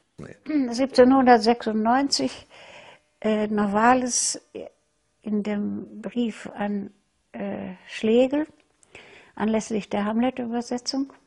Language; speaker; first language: German; non-native, fluent; Russian